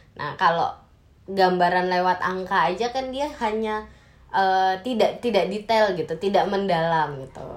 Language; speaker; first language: Indonesian; native; Indonesian